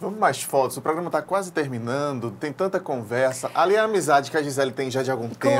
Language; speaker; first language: Portuguese; native; Portuguese